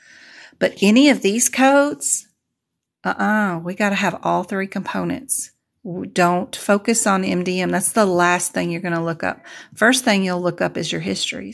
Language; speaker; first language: English; native; English